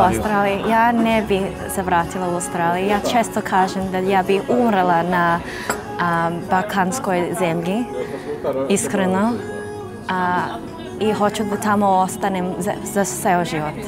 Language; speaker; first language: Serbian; non-native, learner; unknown